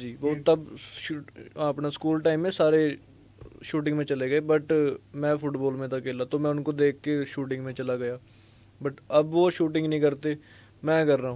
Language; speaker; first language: Hindi; non-native, local second language; Punjabi